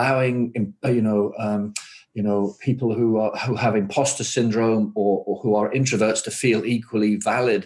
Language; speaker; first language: English; native; English